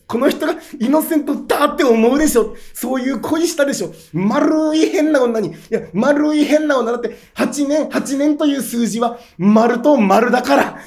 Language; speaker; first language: Japanese; native; Japanese